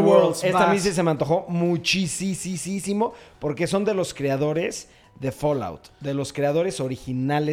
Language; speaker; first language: Spanish; native; Spanish